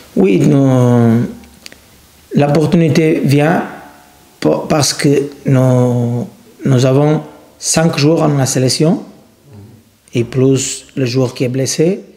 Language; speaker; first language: French; non-native, learner; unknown